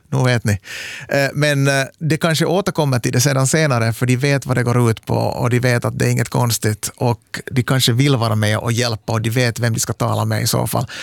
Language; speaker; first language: Swedish; native; Swedish